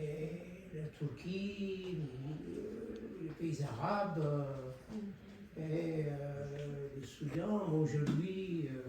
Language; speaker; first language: French; non-native, local second language; Comorian